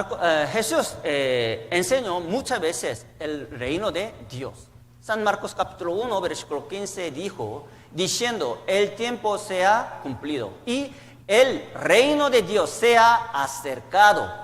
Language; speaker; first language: Spanish; non-native, learner; Korean